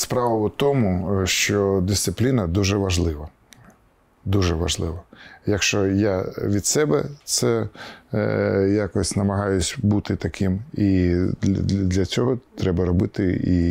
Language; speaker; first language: Ukrainian; non-native, local second language; Russian